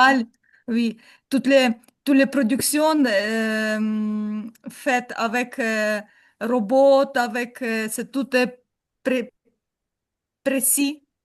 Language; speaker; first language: French; non-native, learner; Ukrainian